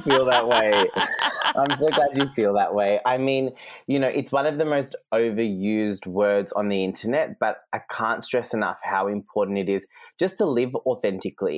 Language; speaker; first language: English; non-native, local second language; Serbian